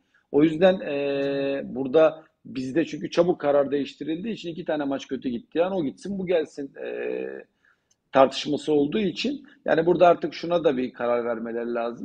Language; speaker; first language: Turkish; native; Turkish